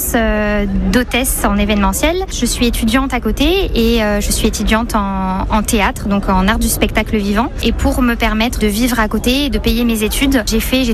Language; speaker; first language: French; native; French